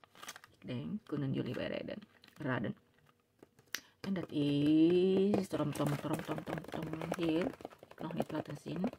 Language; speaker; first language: Dutch; non-native, learner; Indonesian